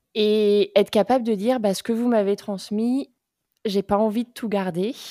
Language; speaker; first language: French; native; French